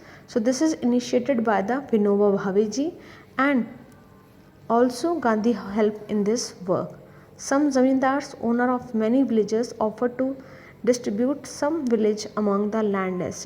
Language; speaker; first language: English; non-native, local second language; Hindi